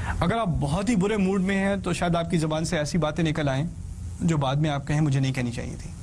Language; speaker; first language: Urdu; early bilingual, heritage; Urdu